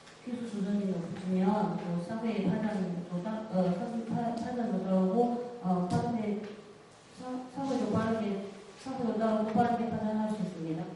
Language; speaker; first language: Korean; non-native, fluent; Chinese